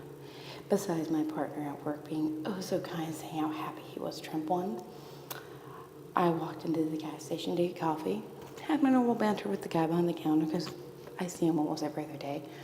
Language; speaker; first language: English; native; English